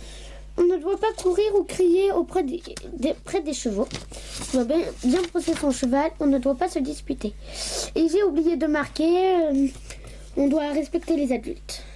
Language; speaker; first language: French; native; French